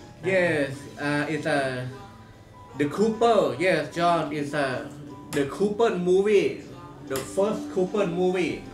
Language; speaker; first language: English; non-native, learner; Thai